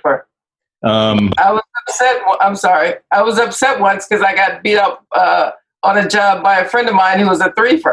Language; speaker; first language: English; native; English